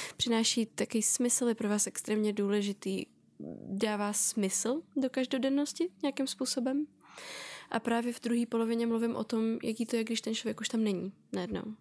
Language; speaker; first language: Czech; early bilingual, other home language; Russian